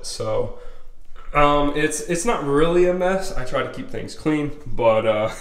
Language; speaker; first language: English; native; English